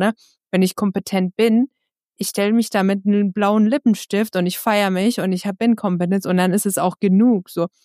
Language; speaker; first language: German; early bilingual, other home language; Persian